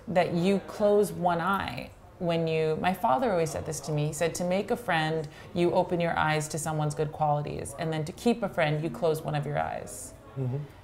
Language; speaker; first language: English; native; English